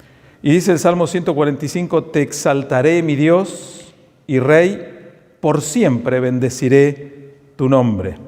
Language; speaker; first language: Spanish; native; Spanish